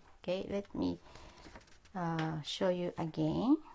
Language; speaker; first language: English; non-native, fluent; Japanese